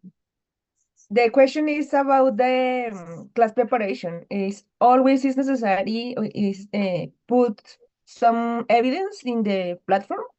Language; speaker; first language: English; non-native, learner; Spanish